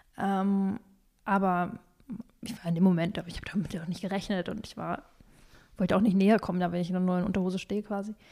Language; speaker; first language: German; early bilingual, other home language; Russian